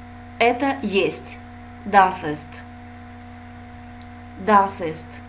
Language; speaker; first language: German; non-native, fluent; Russian